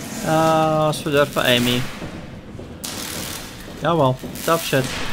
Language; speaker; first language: English; non-native, local second language; Afrikaans